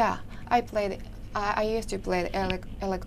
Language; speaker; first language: English; non-native, learner; Japanese